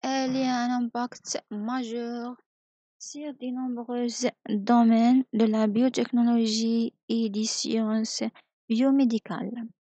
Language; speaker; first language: French; non-native, local second language; Arabic